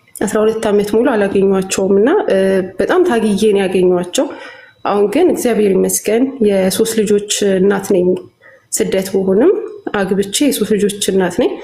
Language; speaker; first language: Amharic; native; Amharic